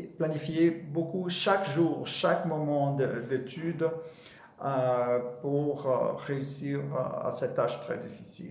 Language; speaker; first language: French; non-native, fluent; Portuguese